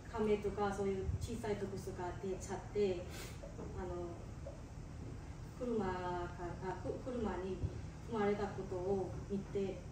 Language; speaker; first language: Japanese; non-native, learner; Burmese